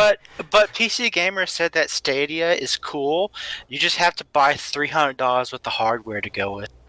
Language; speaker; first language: English; native; English